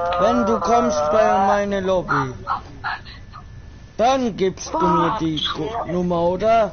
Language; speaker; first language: German; non-native, learner; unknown